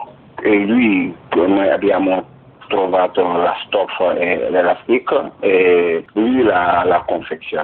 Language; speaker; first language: Italian; non-native, fluent; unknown